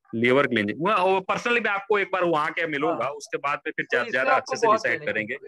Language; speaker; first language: Hindi; non-native, local second language; Gujarati